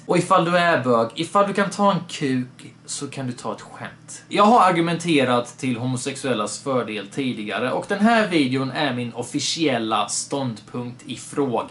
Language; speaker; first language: Swedish; early bilingual, other home language; Bosnian